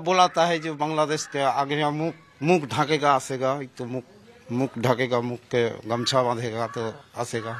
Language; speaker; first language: Hindi; non-native, local second language; Bangla